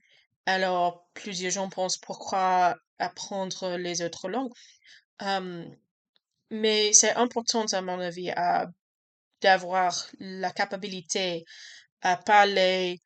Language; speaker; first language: French; non-native, learner; English